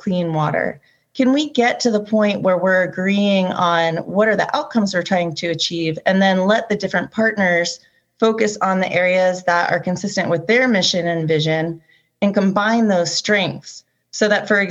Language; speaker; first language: English; native; English